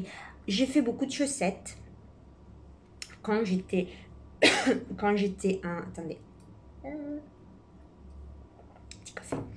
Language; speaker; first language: French; non-native, fluent; Italian